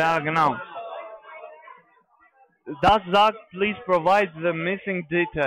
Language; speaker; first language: German; non-native, fluent; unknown